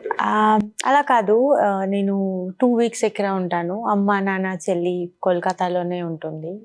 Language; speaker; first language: Telugu; non-native, learner; Bangla